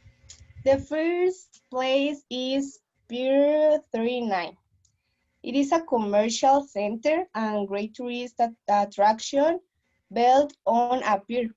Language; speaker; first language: English; non-native, learner; Spanish